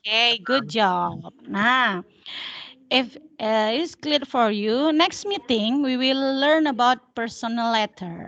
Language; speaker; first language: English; non-native, fluent; Indonesian